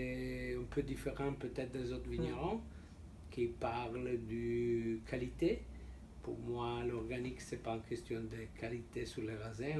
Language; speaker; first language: French; non-native, fluent; Italian